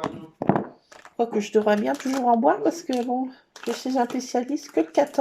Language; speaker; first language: French; native; French